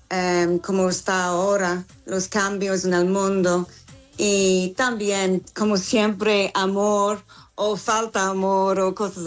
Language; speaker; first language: Spanish; non-native, fluent; English